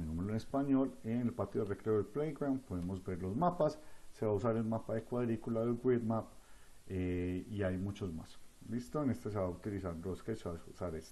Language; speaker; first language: Spanish; native; Spanish